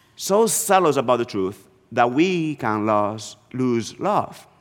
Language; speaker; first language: English; non-native, fluent; Spanish